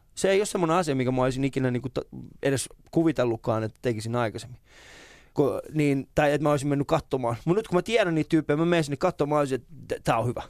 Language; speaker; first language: Finnish; early bilingual, other home language; Persian